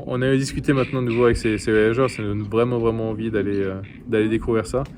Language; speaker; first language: French; native; French